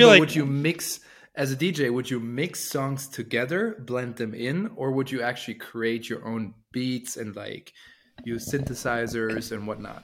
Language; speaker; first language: English; non-native, fluent; French